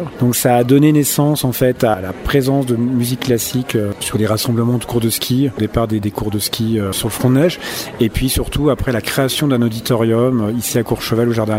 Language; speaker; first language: French; native; French